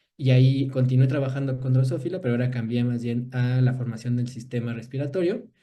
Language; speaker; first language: Spanish; native; Spanish